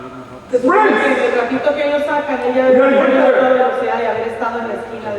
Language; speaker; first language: Spanish; native; Spanish